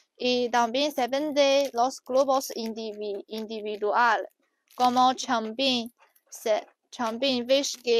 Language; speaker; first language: Spanish; non-native, learner; Chinese